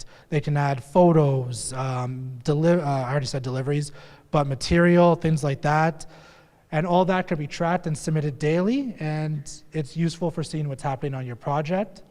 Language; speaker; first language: English; native; English